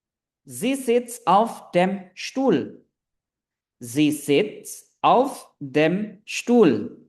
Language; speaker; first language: German; non-native, fluent; Indonesian